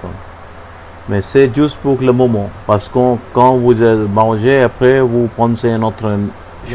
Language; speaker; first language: French; non-native, learner; Hindi